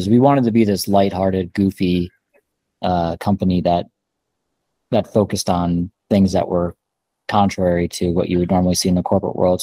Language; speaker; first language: English; native; English